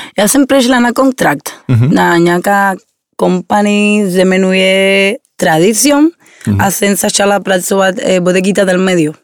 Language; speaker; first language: Czech; non-native, learner; Spanish